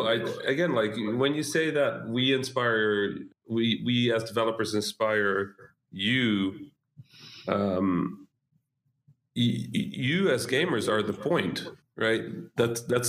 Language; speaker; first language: English; non-native, fluent; Dutch